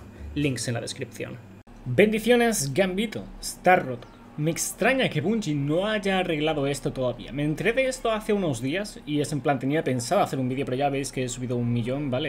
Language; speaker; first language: Spanish; native; Spanish